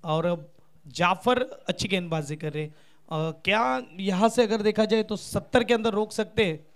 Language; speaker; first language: Hindi; non-native, local second language; Marathi